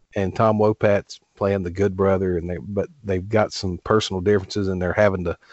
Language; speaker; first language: English; native; English